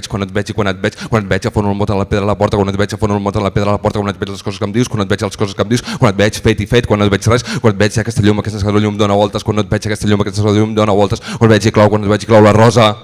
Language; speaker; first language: Catalan; native; Catalan